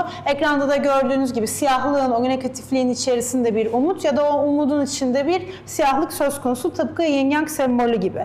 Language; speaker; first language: Turkish; native; Turkish